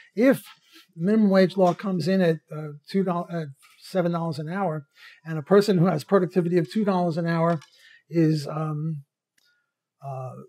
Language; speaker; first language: English; native; English